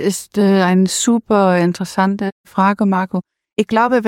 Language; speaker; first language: German; non-native, learner; Danish